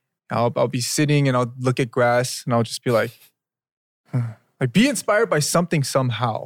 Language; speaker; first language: English; early bilingual, other home language; Korean